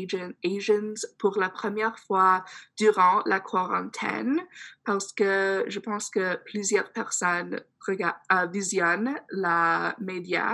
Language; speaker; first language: French; non-native, fluent; English